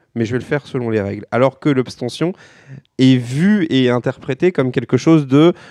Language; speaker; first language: French; native; French